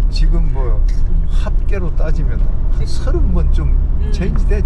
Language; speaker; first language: Korean; native; Korean